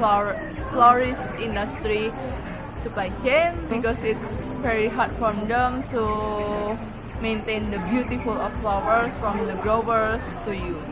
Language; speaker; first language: English; non-native, learner; Indonesian